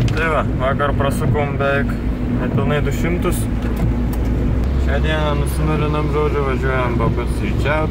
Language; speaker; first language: Lithuanian; native; Lithuanian